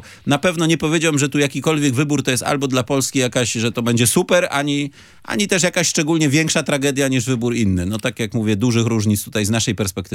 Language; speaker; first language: Polish; native; Polish